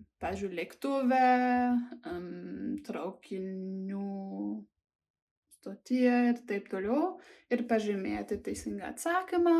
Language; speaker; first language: Lithuanian; non-native, learner; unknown